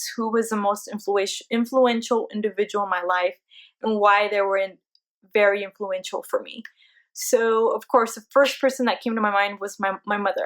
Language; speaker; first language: English; early bilingual, other home language; Spanish